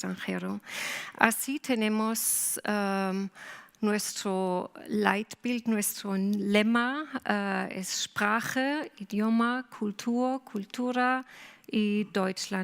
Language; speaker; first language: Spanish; non-native, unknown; German